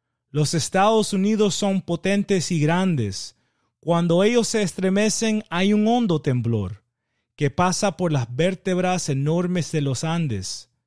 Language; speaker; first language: Spanish; native; Spanish